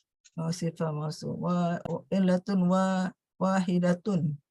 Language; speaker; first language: Arabic; non-native, learner; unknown